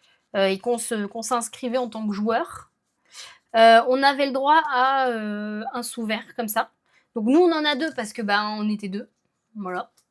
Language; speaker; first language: French; native; French